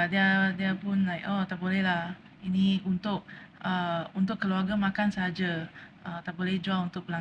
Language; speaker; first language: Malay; non-native, local second language; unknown